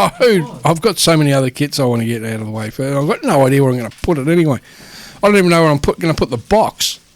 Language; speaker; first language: English; native; English